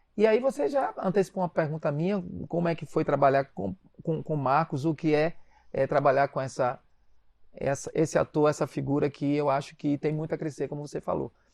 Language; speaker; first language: Portuguese; native; Portuguese